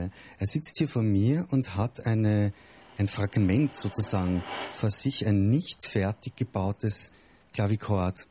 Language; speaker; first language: German; native; German